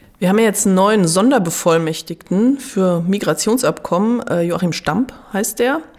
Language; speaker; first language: German; native; German